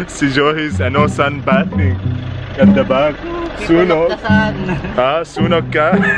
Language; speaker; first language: Filipino; non-native, learner; German